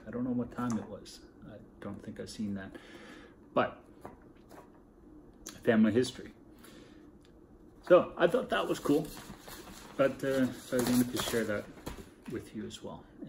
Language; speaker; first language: English; native; English